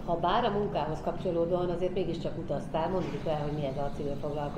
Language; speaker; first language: Hungarian; native; Hungarian